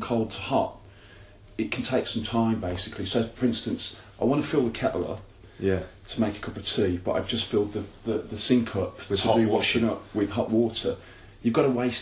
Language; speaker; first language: English; native; English